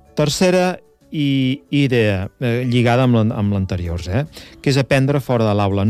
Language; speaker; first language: Catalan; native; Catalan